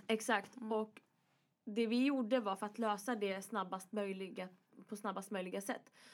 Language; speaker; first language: Swedish; early bilingual, other home language; Arabic